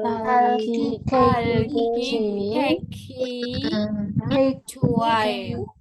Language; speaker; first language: Korean; non-native, learner; Indonesian